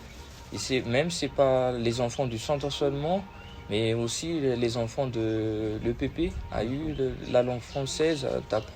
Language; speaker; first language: French; non-native, local second language; Malagasy